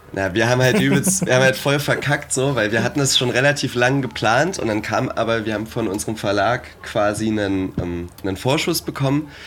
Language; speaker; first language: German; native; German